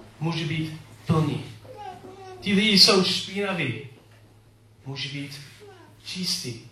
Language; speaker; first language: Czech; non-native, learner; English